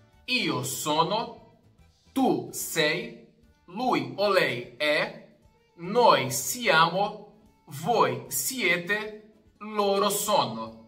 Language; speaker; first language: Italian; non-native, fluent; Portuguese